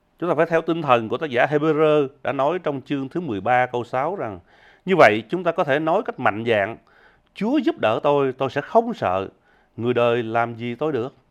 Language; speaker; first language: Vietnamese; early bilingual, heritage; Vietnamese